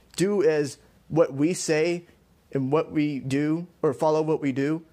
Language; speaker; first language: English; native; English